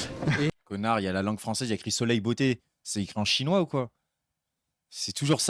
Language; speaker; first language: French; native; French